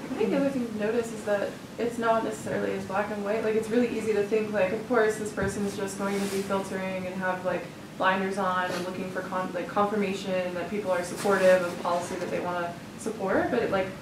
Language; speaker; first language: English; native; English